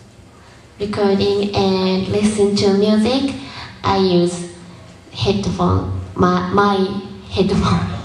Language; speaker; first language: English; non-native, learner; Japanese